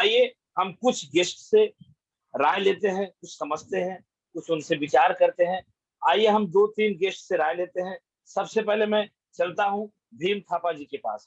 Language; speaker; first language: Hindi; native; Hindi